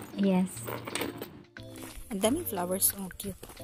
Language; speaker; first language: English; non-native, local second language; Cebuano